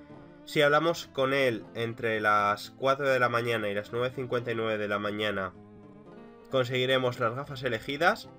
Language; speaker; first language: Spanish; native; Spanish